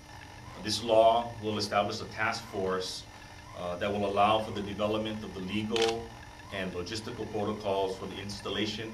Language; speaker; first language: English; native; English